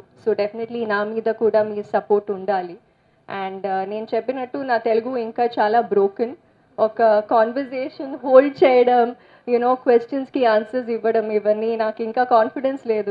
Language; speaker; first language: Telugu; non-native, learner; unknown